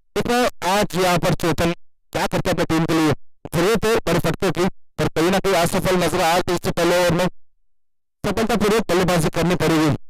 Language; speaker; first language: Hindi; non-native, local second language; Marathi